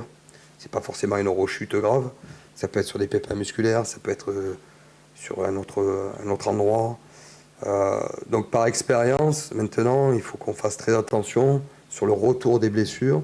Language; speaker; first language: French; native; French